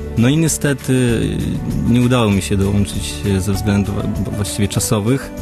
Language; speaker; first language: Polish; early bilingual, other home language; Russian